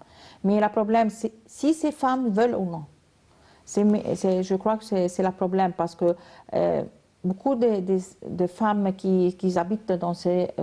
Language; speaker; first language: French; non-native, learner; Arabic